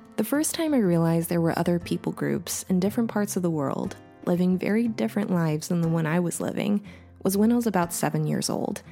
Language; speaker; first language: English; native; English